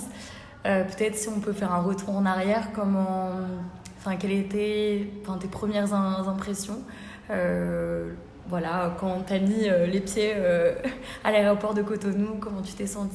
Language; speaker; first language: French; native; French